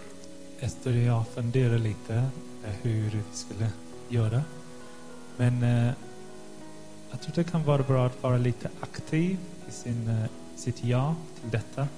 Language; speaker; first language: Swedish; non-native, fluent; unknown